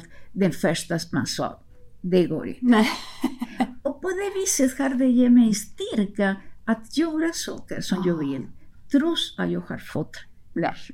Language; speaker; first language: Swedish; non-native, fluent; Spanish